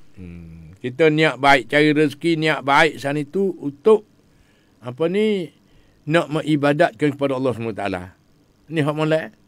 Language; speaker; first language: Malay; native; Malay